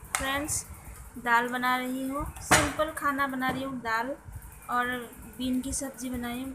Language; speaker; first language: Hindi; non-native, local second language; Assamese